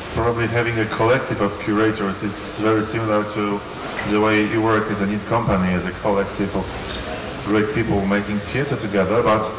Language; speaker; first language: English; non-native, fluent; Polish